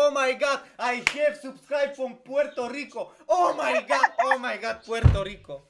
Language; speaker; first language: English; non-native, learner; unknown